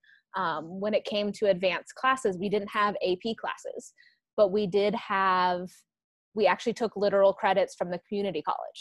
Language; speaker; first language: English; native; English